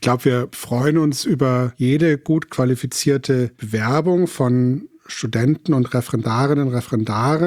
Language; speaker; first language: German; native; German